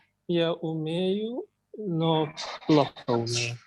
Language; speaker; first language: Russian; non-native, learner; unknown